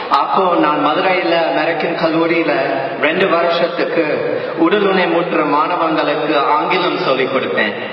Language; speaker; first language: Tamil; non-native, fluent; English